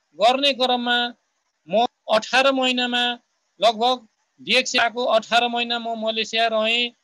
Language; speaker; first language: Nepali; native; Nepali